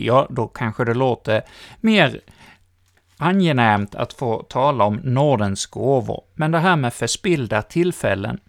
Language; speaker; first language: Swedish; native; Swedish